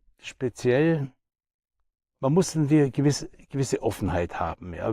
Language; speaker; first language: German; native; German